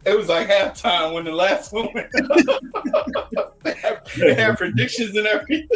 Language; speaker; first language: English; native; English